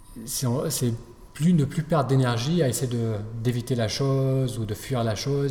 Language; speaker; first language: French; native; French